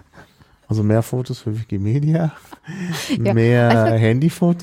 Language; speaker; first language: German; native; German